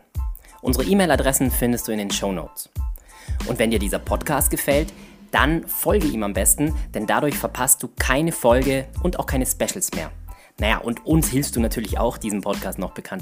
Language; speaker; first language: German; native; German